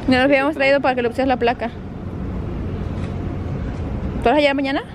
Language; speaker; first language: Spanish; native; Spanish